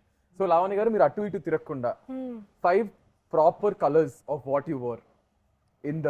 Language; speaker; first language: Telugu; native; Telugu